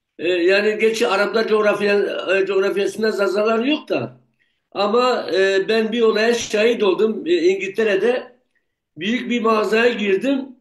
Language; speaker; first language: Turkish; non-native, local second language; Zaza